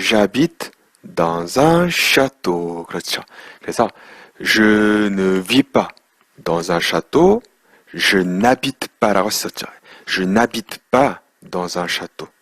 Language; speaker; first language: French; non-native, fluent; Korean